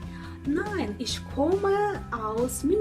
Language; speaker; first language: German; non-native, learner; Russian